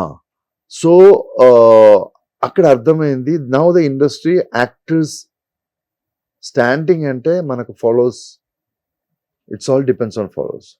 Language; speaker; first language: Telugu; non-native, learner; Malayalam